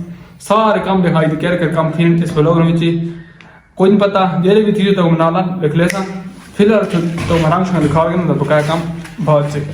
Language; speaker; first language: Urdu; non-native, local second language; Saraiki